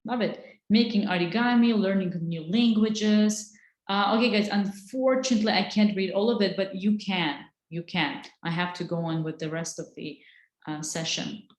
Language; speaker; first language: English; non-native, fluent; Azerbaijani